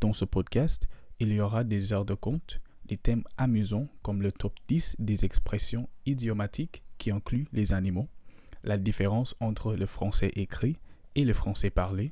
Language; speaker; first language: French; non-native, fluent; English